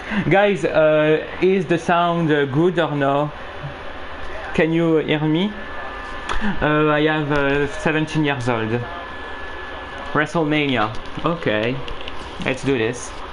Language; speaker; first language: English; non-native, fluent; French